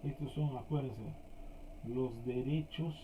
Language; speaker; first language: Spanish; native; Spanish